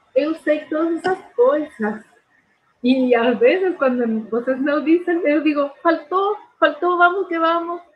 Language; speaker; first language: Portuguese; non-native, learner; Spanish